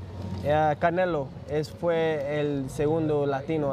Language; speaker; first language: Spanish; early bilingual, heritage; English